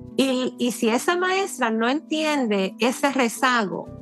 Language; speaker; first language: Spanish; native; Spanish